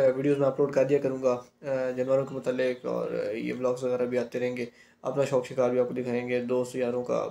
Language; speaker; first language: Urdu; non-native, local second language; Punjabi